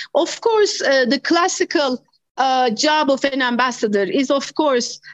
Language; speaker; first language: English; non-native, fluent; Turkish